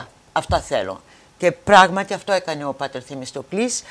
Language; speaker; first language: Greek; early bilingual, heritage; Greek